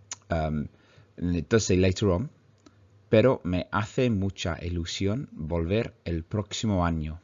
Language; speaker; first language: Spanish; non-native, fluent; English